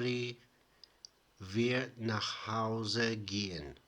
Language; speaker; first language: German; non-native, fluent; Persian